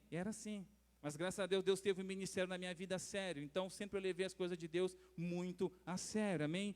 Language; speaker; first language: Portuguese; native; Portuguese